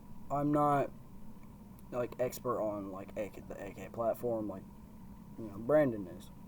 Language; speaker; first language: English; native; English